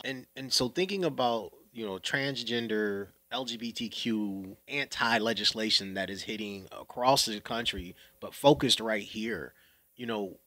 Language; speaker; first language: English; native; English